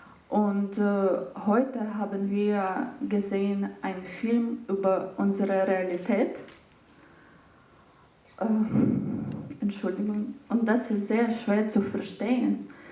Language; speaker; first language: German; non-native, learner; Ukrainian